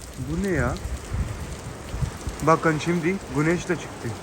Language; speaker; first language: Turkish; non-native, learner; Urdu